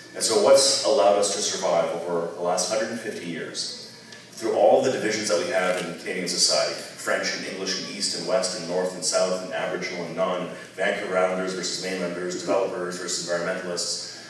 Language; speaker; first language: English; native; English